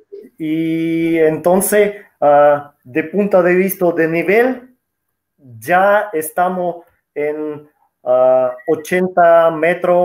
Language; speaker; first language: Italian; non-native, learner; Russian